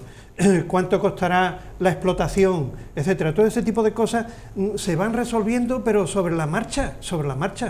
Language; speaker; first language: Spanish; native; Spanish